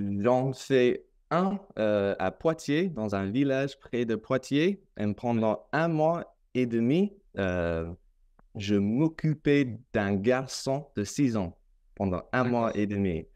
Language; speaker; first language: French; non-native, fluent; English